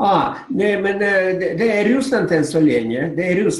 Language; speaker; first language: Swedish; non-native, learner; Russian